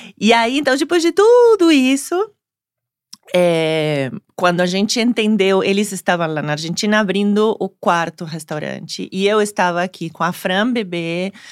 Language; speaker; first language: Portuguese; non-native, fluent; Spanish